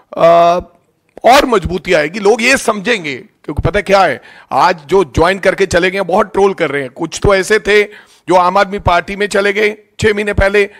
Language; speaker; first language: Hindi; non-native, local second language; Punjabi